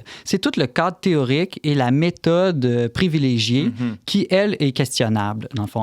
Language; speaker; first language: French; native; French